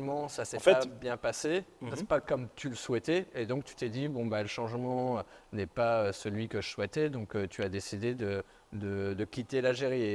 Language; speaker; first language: French; native; French